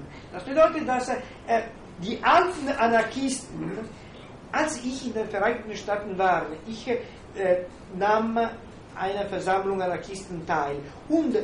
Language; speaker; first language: German; non-native, fluent; Italian